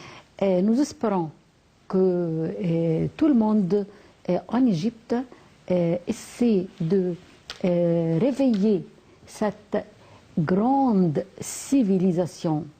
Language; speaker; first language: French; non-native, fluent; Arabic